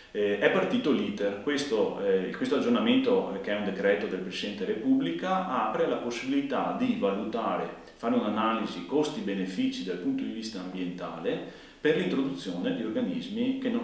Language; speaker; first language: Italian; native; Italian